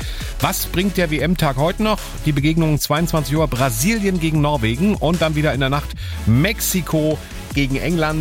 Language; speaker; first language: German; native; German